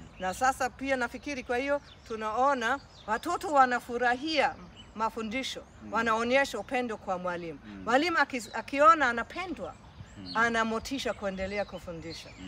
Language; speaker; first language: Swahili; non-native, fluent; German